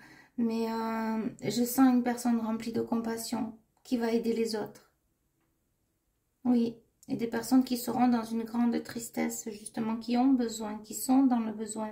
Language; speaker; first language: French; native; French